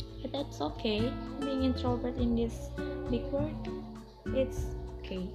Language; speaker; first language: English; non-native, learner; Indonesian